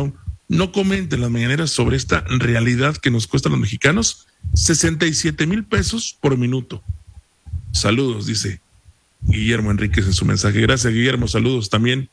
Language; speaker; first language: Spanish; native; Spanish